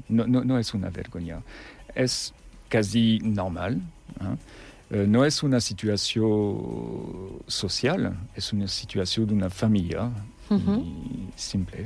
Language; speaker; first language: Catalan; non-native, learner; French